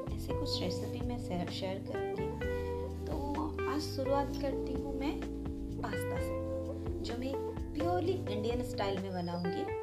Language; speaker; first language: Hindi; non-native, local second language; Assamese